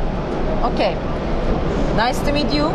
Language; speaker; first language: English; non-native, learner; Turkish